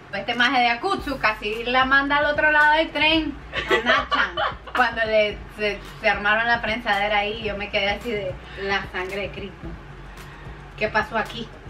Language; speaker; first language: Spanish; native; Spanish